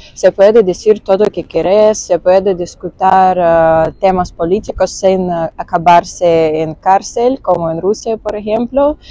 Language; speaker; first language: Spanish; non-native, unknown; Russian